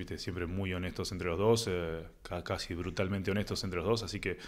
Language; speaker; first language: Spanish; native; Spanish